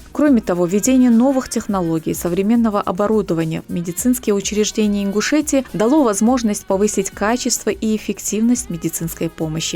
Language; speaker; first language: Russian; native; Russian